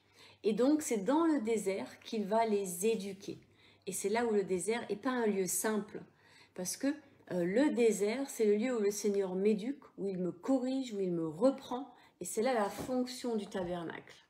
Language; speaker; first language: French; native; French